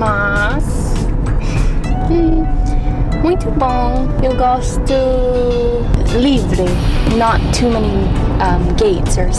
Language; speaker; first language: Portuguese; non-native, learner; English